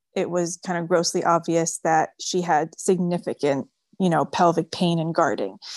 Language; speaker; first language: English; early bilingual, other home language; French